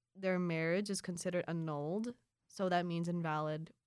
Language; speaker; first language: English; early bilingual, other home language; Filipino